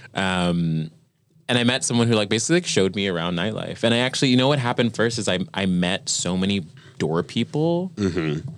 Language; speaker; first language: English; native; English